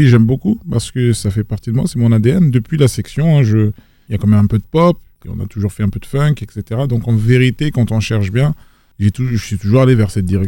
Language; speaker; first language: French; native; French